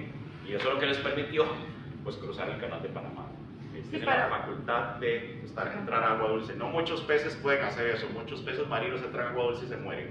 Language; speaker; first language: Spanish; native; Spanish